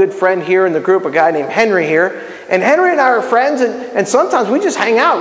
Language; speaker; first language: English; native; English